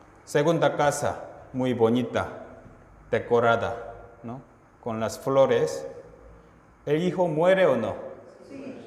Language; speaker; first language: Spanish; non-native, fluent; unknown